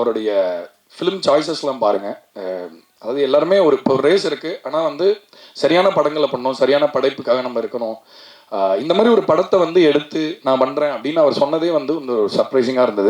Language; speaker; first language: Tamil; native; Tamil